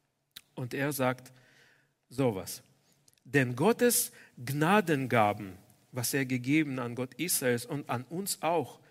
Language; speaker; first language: German; non-native, fluent; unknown